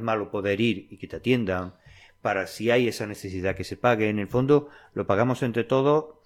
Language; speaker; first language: Spanish; native; Spanish